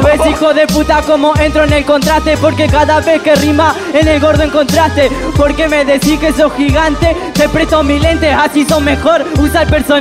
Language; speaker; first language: Spanish; native; Spanish